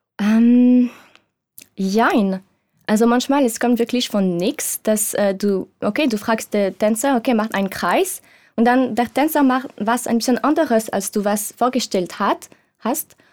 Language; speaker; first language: German; non-native, learner; French